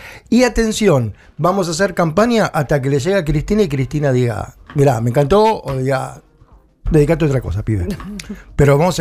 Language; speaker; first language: Spanish; native; Spanish